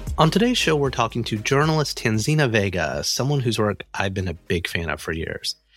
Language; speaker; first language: English; native; English